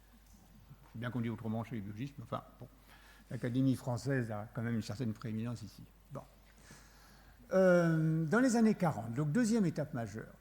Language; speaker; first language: French; native; French